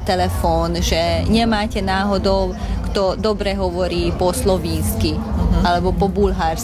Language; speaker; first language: Slovak; non-native, local second language; Hungarian